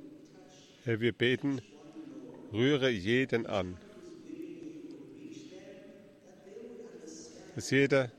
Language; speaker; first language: German; early bilingual, heritage; German